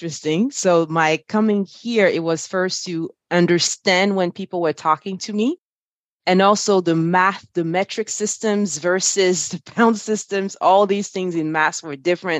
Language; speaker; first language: English; non-native, fluent; French